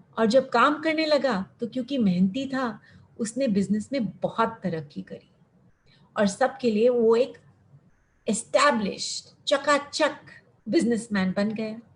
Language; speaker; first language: Hindi; early bilingual, heritage; Hindi